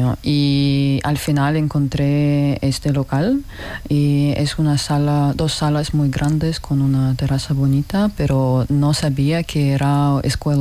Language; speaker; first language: Spanish; non-native, learner; Russian